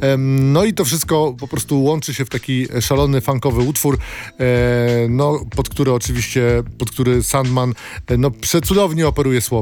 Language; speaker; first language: Polish; native; Polish